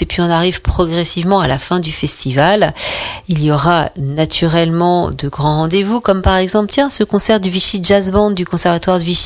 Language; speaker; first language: French; native; French